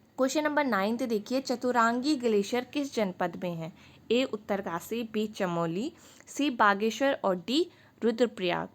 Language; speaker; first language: Hindi; native; Hindi